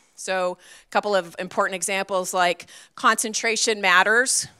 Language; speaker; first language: English; native; English